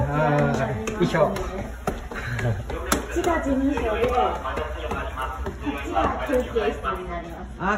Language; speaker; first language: Japanese; native; Japanese